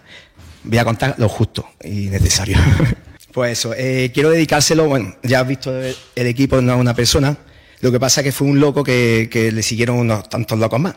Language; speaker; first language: Spanish; native; Spanish